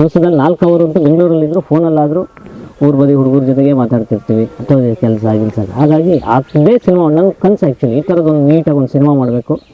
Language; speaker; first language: Kannada; native; Kannada